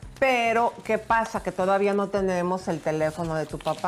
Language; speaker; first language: Spanish; native; Spanish